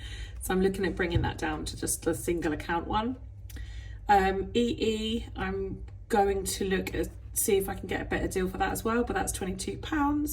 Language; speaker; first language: English; native; English